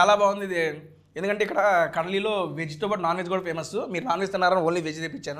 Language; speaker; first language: Telugu; native; Telugu